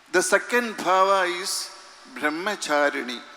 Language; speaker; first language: English; non-native, local second language; Malayalam